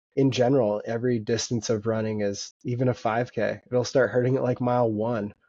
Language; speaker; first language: English; native; English